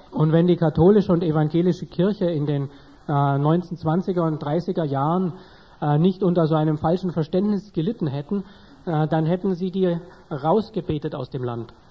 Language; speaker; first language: German; native; German